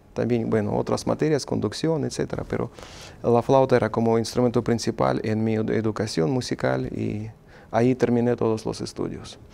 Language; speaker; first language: Spanish; non-native, fluent; Russian